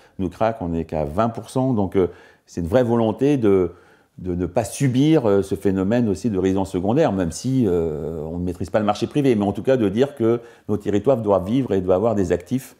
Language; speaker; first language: French; native; French